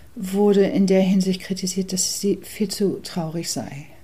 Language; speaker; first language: German; early bilingual, other home language; English